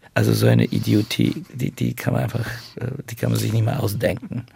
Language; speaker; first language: German; non-native, fluent; Bulgarian